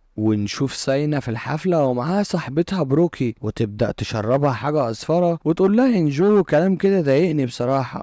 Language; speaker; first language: Arabic; native; Arabic